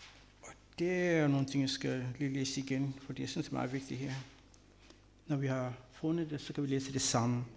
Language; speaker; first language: Danish; non-native, fluent; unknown